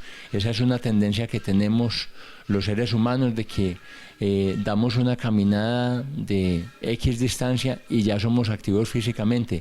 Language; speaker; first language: Spanish; native; Spanish